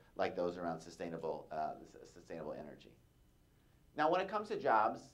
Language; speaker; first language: English; native; English